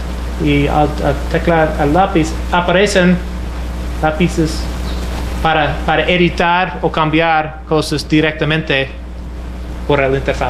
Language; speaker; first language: Spanish; non-native, fluent; English